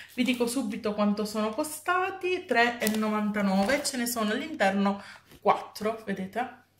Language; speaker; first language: Italian; native; Italian